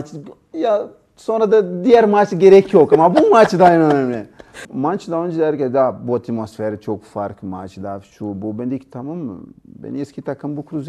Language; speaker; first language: Turkish; non-native, learner; Portuguese